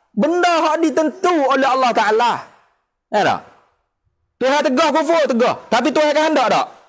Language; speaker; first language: Malay; native; Malay